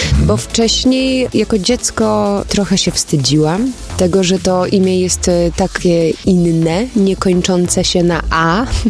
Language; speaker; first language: Polish; early bilingual, heritage; Polish